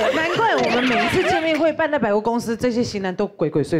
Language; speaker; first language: Chinese; native; Chinese